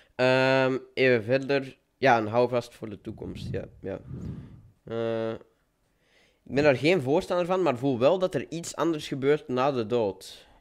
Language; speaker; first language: Dutch; native; Dutch